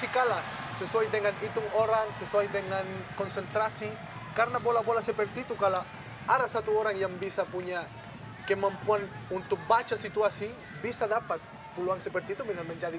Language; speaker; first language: Indonesian; non-native, fluent; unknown